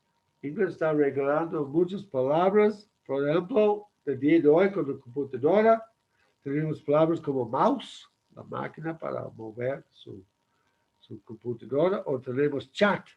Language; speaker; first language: Spanish; non-native, learner; English